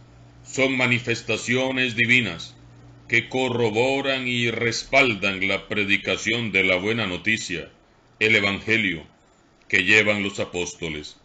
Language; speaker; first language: Spanish; native; Spanish